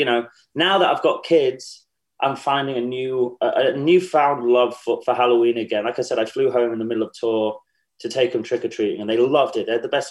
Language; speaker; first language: English; native; English